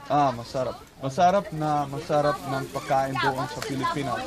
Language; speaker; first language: Filipino; non-native, learner; Dutch